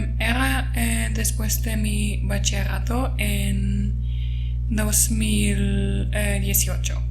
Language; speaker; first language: Spanish; non-native, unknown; German